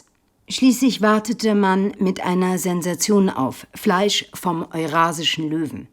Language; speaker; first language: German; native; German